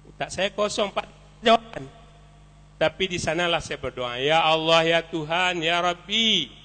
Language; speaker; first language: Indonesian; non-native, local second language; Minangkabau